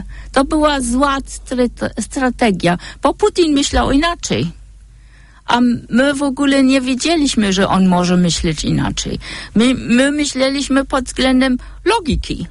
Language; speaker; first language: Polish; non-native, fluent; German